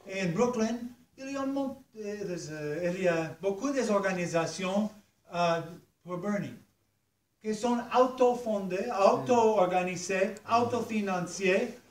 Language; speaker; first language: French; non-native, fluent; English